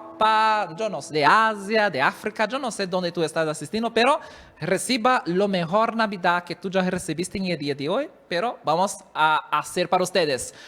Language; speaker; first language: Spanish; non-native, learner; Portuguese